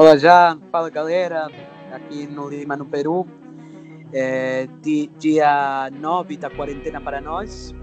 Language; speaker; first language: Portuguese; non-native, fluent; Spanish